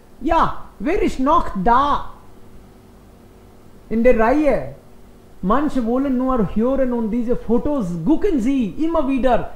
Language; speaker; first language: German; non-native, fluent; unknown